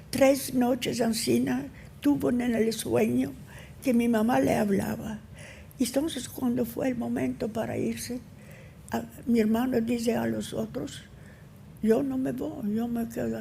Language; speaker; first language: Spanish; early bilingual, heritage; Ladino